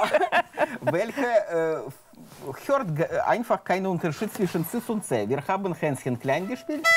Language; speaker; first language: German; non-native, learner; Russian